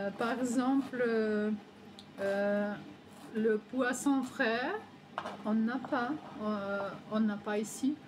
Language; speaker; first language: French; non-native, learner; Ukrainian